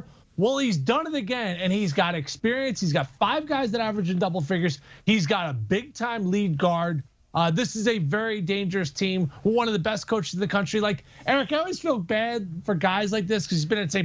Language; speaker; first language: English; native; English